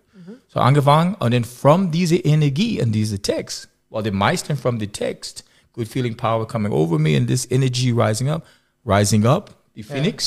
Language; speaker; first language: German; non-native, learner; English